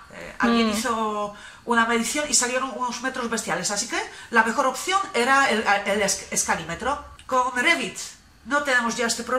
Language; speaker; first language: Spanish; non-native, fluent; Polish